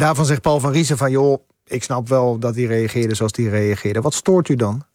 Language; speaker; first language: Dutch; native; Dutch